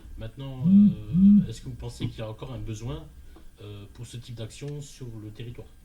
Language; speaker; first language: French; native; French